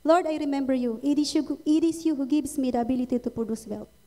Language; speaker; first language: English; non-native, local second language; Filipino